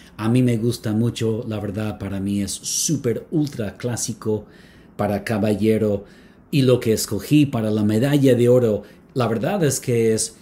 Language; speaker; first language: Spanish; non-native, fluent; English